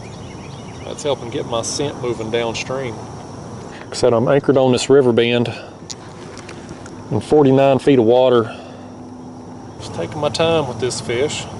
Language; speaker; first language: English; native; English